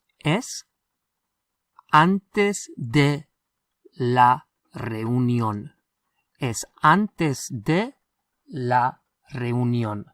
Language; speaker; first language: Spanish; non-native, fluent; English